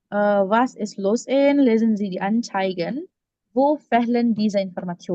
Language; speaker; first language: German; non-native, fluent; Indonesian